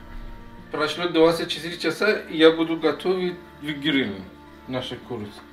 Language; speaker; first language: Russian; non-native, learner; Persian